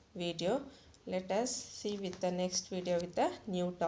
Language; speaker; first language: English; non-native, local second language; Kannada